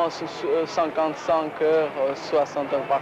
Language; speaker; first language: French; non-native, fluent; Portuguese